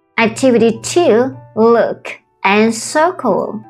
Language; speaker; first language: English; non-native, fluent; Vietnamese